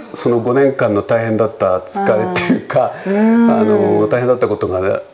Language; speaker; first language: Japanese; native; Japanese